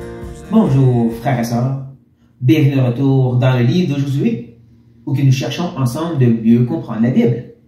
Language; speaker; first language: French; native; French